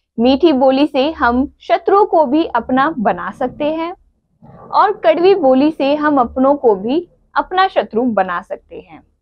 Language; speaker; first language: Hindi; native; Hindi